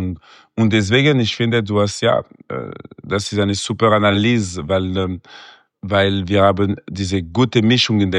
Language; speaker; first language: German; non-native, local second language; French